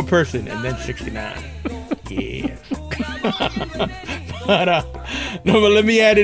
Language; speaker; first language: English; early bilingual, other home language; Spanish